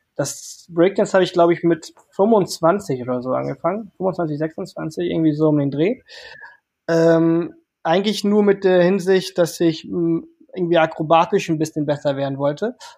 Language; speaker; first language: German; early bilingual, other home language; Portuguese